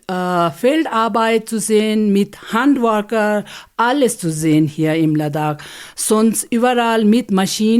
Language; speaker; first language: German; non-native, learner; Ladakhi